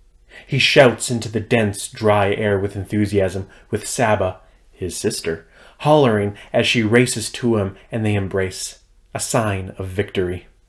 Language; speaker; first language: English; native; English